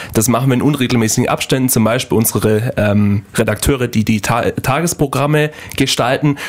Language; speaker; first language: German; native; German